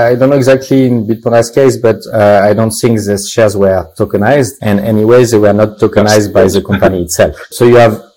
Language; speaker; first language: English; non-native, fluent; French